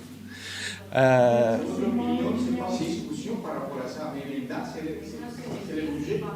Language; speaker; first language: French; non-native, fluent; Spanish